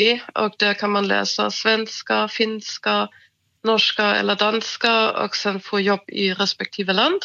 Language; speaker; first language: Swedish; non-native, fluent; German